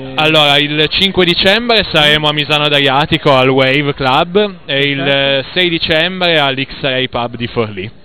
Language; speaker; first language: Italian; native; Italian